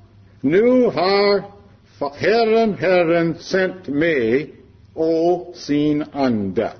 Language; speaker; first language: Swedish; non-native, learner; English